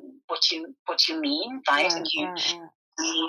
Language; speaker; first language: English; non-native, fluent; German